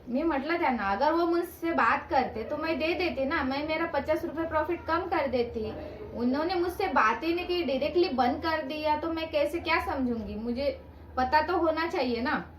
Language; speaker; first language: Hindi; non-native, local second language; Marathi